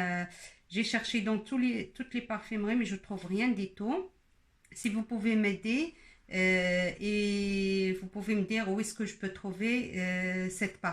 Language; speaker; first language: French; non-native, local second language; Arabic